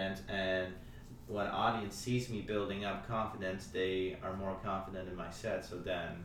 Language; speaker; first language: English; non-native, fluent; Polish